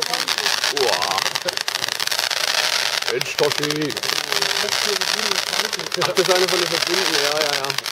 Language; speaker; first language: German; native; German